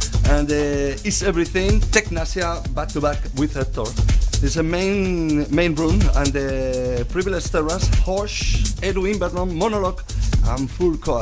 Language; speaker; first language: English; non-native, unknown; Spanish